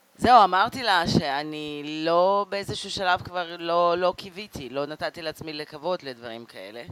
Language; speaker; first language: Hebrew; native; Hebrew